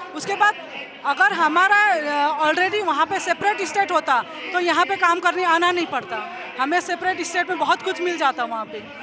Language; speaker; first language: Hindi; non-native, local second language; Nepali